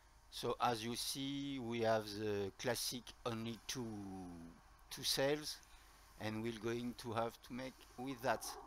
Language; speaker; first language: English; non-native, learner; French